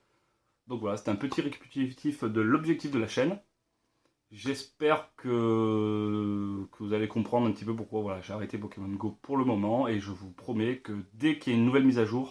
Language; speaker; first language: French; native; French